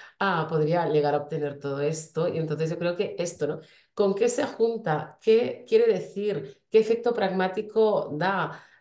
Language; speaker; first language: Spanish; non-native, local second language; Catalan